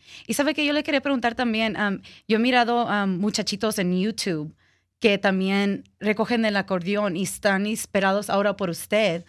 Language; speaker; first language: Spanish; early bilingual, heritage; Spanish